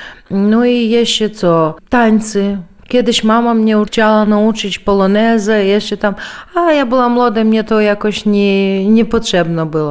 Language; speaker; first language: Polish; early bilingual, heritage; Polish